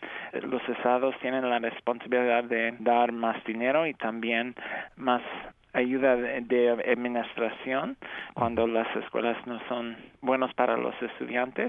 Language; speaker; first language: Spanish; non-native, fluent; English